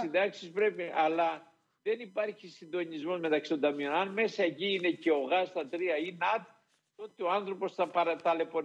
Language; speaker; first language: Greek; native; Greek